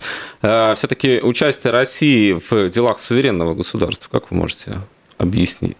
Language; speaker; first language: Russian; native; Russian